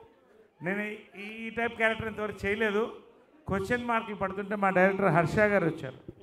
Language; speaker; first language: Telugu; native; Telugu